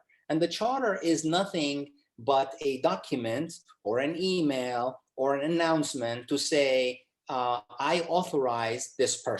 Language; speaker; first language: English; non-native, fluent; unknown